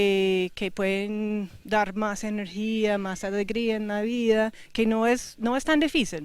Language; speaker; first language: Spanish; non-native, fluent; English